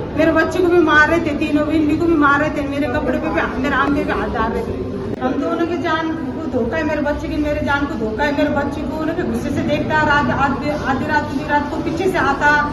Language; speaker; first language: Hindi; native; Hindi